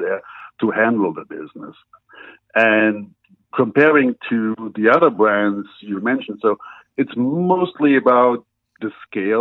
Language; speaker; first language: English; non-native, fluent; German